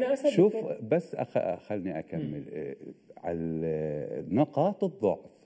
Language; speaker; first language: Arabic; native; Arabic